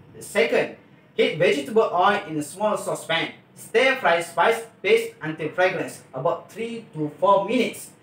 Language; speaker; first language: English; non-native, local second language; Malay